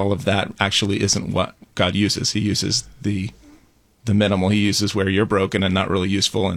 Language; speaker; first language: English; native; English